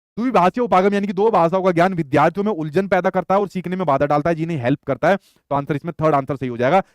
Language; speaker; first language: Hindi; native; Hindi